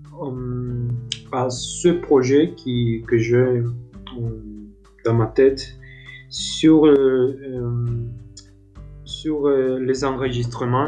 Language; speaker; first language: French; non-native, learner; Spanish